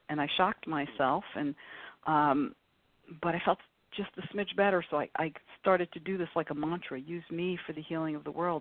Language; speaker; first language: English; native; English